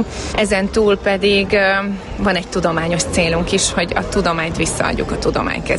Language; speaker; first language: Hungarian; native; Hungarian